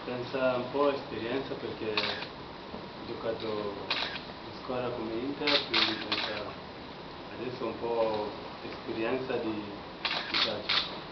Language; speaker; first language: Italian; non-native, learner; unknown